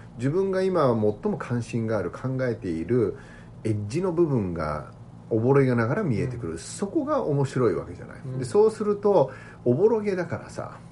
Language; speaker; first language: Japanese; native; Japanese